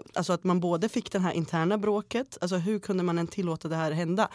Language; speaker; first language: Swedish; early bilingual, other home language; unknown